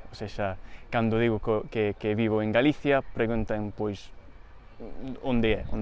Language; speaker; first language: Galician; non-native, fluent; English